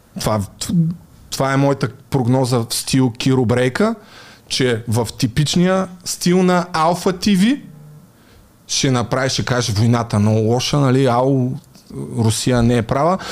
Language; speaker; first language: Bulgarian; native; Bulgarian